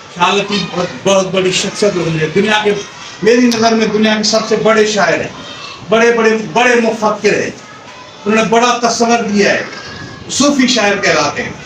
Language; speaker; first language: Urdu; non-native, local second language; Sindhi